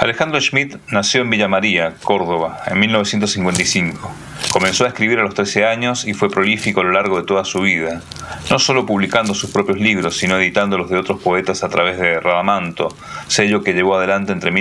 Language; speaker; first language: Spanish; native; Spanish